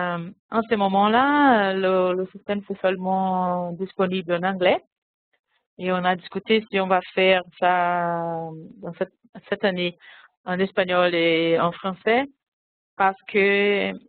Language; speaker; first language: French; non-native, fluent; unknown